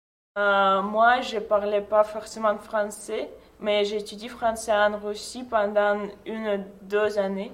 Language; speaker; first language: French; non-native, fluent; Russian